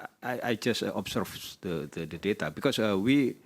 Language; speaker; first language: English; non-native, learner; Indonesian